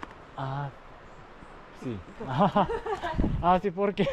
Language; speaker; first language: Spanish; non-native, learner; Korean